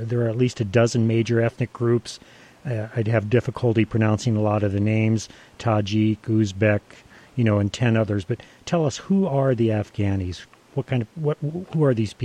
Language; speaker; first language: English; native; English